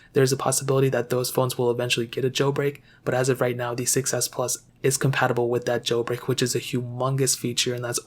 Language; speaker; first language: English; native; English